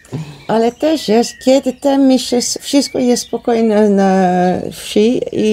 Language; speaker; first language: Polish; non-native, learner; Dutch